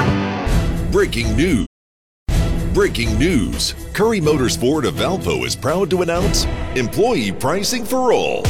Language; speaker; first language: English; native; English